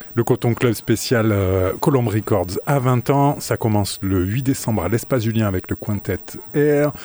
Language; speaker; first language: French; native; French